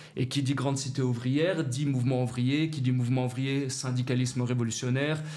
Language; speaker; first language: French; native; French